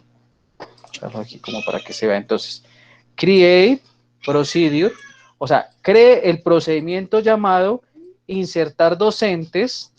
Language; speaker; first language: Spanish; native; Spanish